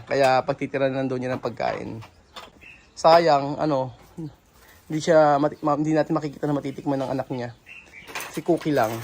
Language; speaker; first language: Filipino; native; Filipino